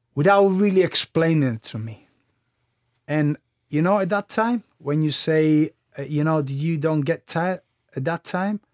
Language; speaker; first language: English; non-native, fluent; Bulgarian